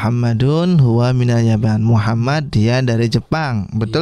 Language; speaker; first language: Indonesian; native; Indonesian